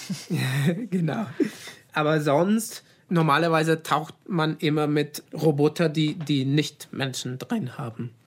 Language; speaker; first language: German; non-native, fluent; Italian